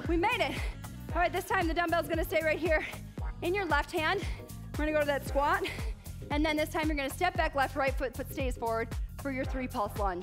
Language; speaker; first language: English; native; English